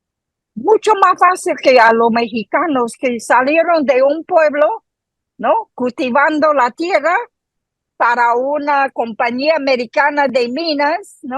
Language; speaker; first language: Spanish; non-native, fluent; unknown